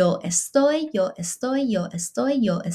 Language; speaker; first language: Spanish; non-native, fluent; English